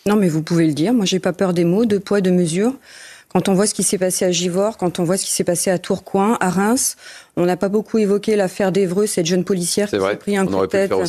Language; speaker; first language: French; native; French